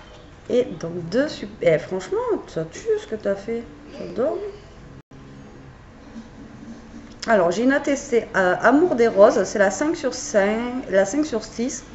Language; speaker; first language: French; native; French